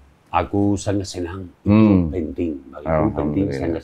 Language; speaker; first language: Indonesian; non-native, learner; Spanish